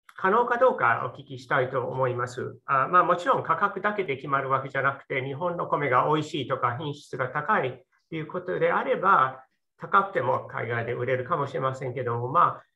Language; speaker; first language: Japanese; native; Japanese